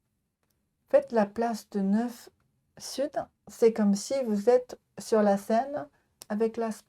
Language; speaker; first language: French; non-native, learner; Japanese